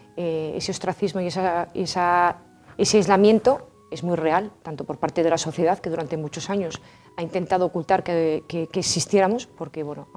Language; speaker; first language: Spanish; native; Spanish